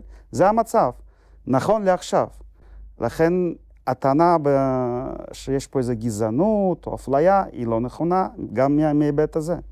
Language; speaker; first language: Hebrew; non-native, fluent; Russian